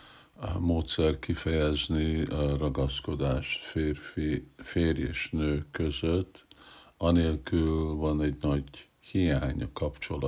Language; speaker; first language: Hungarian; non-native, fluent; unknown